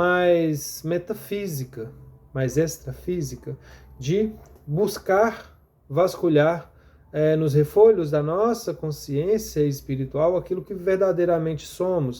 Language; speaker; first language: Portuguese; native; Portuguese